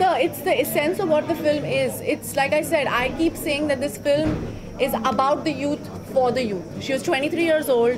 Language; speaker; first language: English; non-native, local second language; Hindi